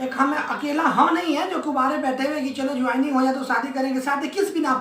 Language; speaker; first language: Hindi; native; Hindi